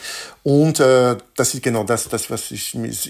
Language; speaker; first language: German; non-native, fluent; French